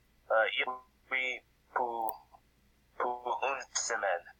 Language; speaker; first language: French; non-native, learner; English